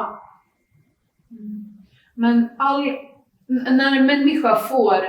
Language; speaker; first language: Swedish; native; Swedish